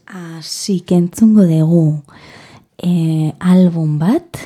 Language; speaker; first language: Basque; non-native, learner; Spanish